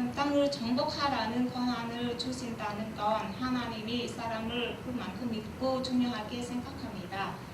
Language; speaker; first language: Korean; non-native, learner; Vietnamese